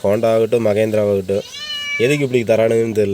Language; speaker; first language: Tamil; native; Tamil